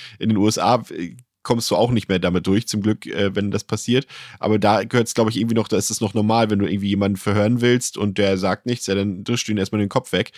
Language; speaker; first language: German; native; German